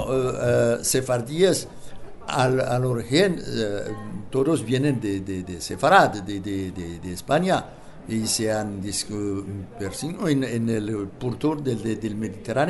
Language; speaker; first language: Spanish; non-native, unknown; French